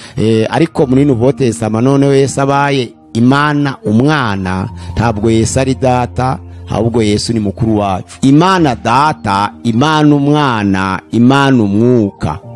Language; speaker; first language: Kinyarwanda; native; Kinyarwanda